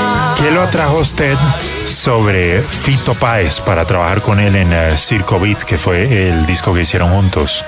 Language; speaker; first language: Spanish; native; Spanish